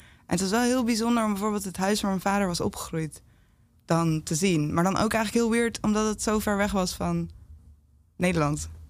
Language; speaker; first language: Dutch; native; Dutch